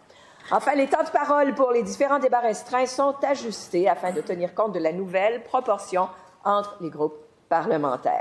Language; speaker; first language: French; native; French